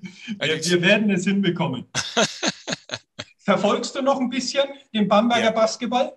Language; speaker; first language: German; native; German